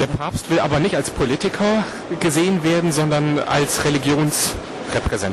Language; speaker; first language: German; native; German